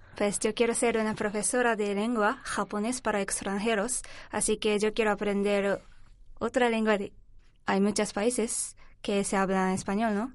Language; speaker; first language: Spanish; non-native, learner; Japanese